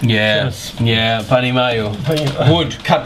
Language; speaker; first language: English; native; English